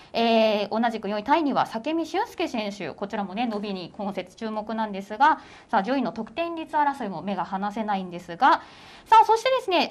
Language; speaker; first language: Japanese; native; Japanese